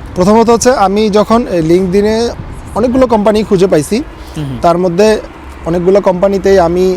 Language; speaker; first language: Bangla; native; Bangla